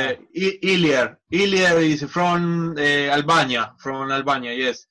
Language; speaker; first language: English; non-native, learner; Spanish